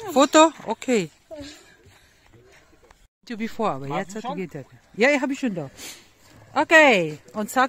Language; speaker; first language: German; non-native, learner; Filipino